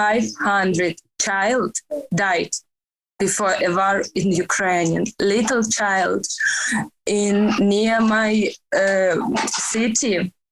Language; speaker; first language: English; non-native, learner; Ukrainian